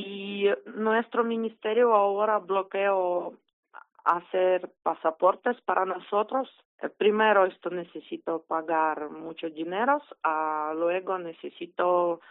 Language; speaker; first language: Spanish; non-native, learner; Ukrainian